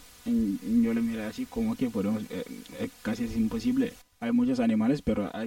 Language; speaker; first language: Spanish; non-native, learner; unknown